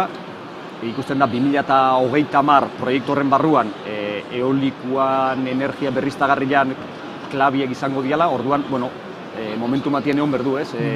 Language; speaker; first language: Basque; native; Basque